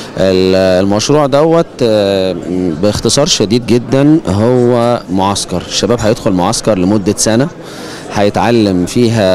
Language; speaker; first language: Arabic; native; Arabic